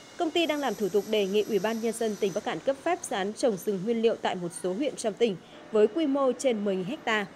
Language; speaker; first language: Vietnamese; native; Vietnamese